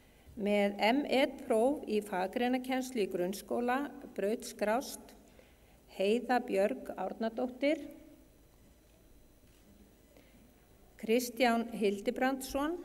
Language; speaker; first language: Icelandic; native; Icelandic